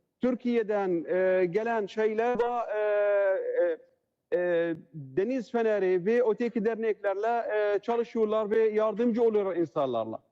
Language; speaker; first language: Turkish; non-native, learner; Arabic